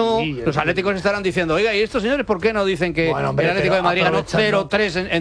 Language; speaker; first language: Spanish; native; Spanish